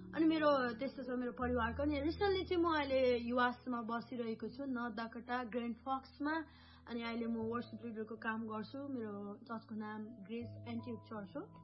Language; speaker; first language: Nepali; native; Nepali